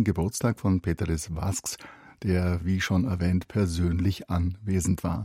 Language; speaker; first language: German; native; German